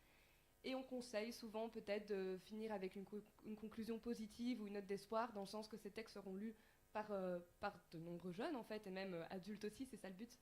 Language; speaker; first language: French; native; French